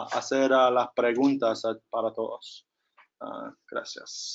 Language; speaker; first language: Spanish; non-native, fluent; English